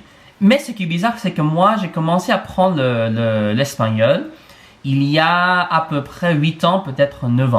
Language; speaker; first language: French; non-native, fluent; English